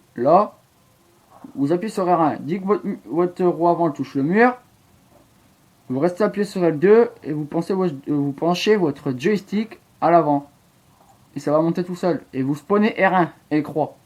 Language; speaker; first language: French; native; French